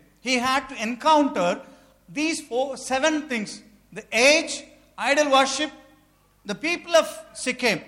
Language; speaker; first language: English; non-native, local second language; Tamil